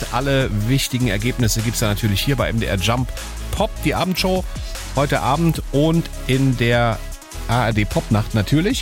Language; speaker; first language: German; native; German